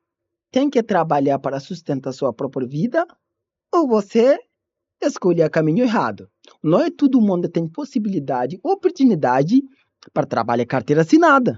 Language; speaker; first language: Portuguese; non-native, learner; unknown